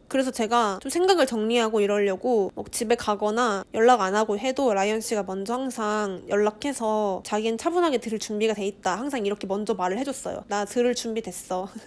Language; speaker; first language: Korean; native; Korean